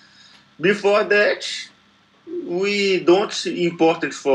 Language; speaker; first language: English; non-native, learner; Portuguese